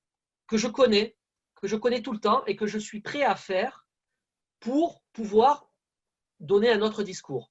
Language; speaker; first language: French; native; French